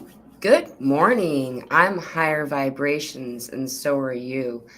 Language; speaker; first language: English; native; English